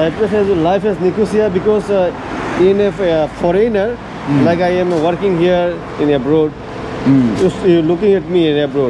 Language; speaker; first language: English; non-native, learner; Bangla